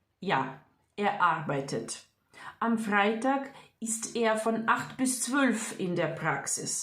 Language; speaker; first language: German; non-native, fluent; Ukrainian